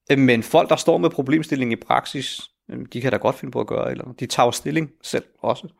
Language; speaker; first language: Danish; early bilingual, other home language; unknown